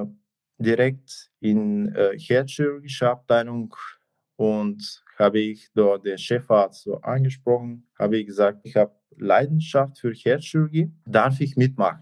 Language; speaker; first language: German; non-native, fluent; Bulgarian